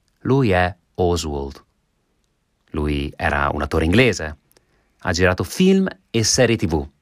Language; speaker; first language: Italian; native; Italian